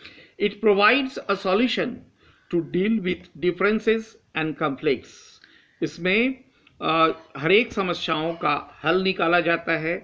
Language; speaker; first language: Hindi; native; Hindi